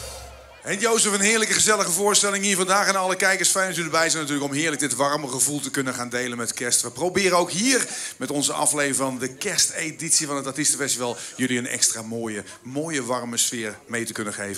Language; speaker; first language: Dutch; native; Dutch